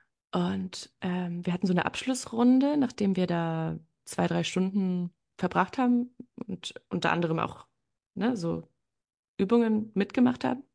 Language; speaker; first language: German; native; German